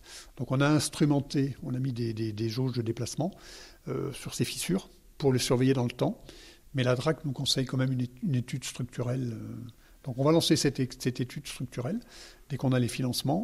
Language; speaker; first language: French; native; French